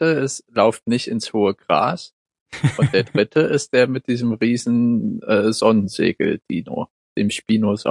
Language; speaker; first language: German; native; German